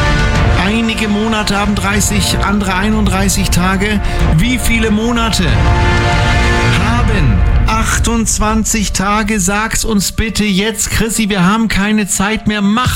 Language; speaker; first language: German; native; German